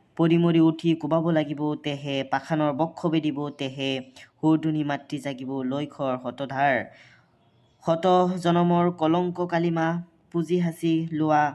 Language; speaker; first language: Assamese; native; Assamese